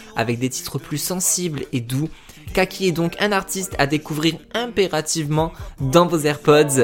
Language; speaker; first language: French; native; French